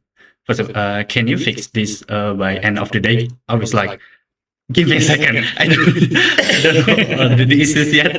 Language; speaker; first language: English; non-native, learner; Indonesian